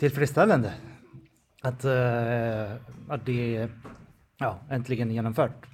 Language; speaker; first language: Swedish; non-native, fluent; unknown